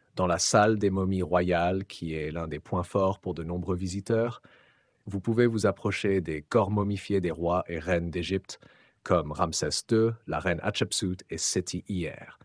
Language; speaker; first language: French; non-native, fluent; Arabic